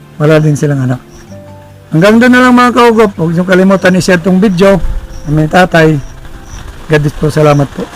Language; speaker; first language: Filipino; non-native, local second language; Waray